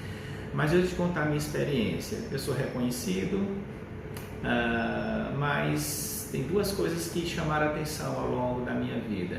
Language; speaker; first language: Portuguese; native; Portuguese